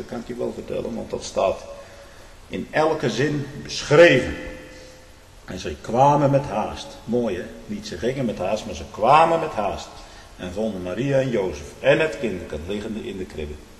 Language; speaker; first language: Dutch; native; Dutch